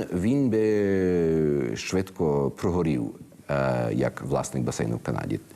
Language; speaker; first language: Ukrainian; early bilingual, heritage; Ukrainian